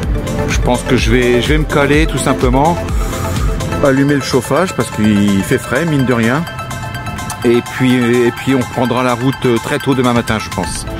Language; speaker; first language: French; native; French